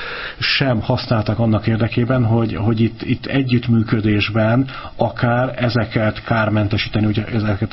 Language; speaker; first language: Hungarian; native; Hungarian